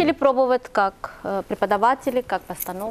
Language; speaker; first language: Russian; non-native, fluent; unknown